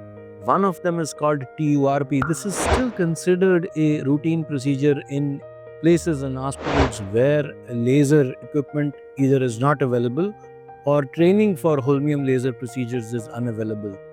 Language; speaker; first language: English; non-native, local second language; Hindi